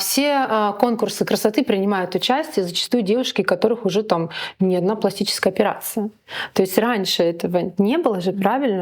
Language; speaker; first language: Russian; native; Russian